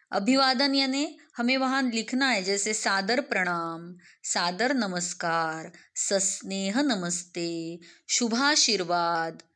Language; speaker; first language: Hindi; non-native, local second language; Marathi